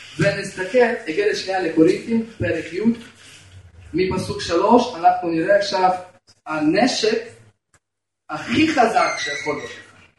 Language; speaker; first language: Hebrew; non-native, fluent; Russian